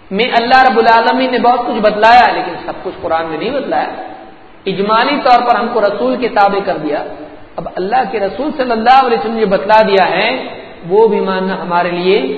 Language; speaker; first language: Urdu; native; Urdu